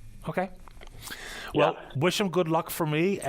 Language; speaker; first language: English; native; English